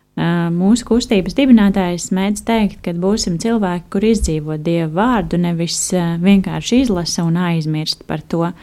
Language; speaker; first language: Latvian; native; Latvian